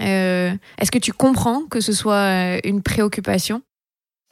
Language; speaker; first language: French; native; French